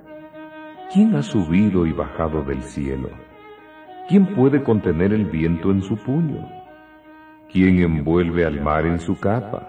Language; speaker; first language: Spanish; native; Spanish